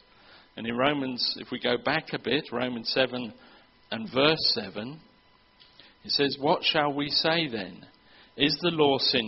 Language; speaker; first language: English; native; English